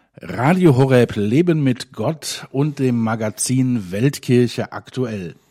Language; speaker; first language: German; native; German